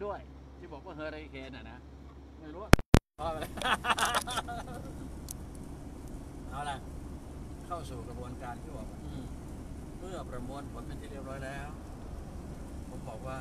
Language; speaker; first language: Thai; native; Thai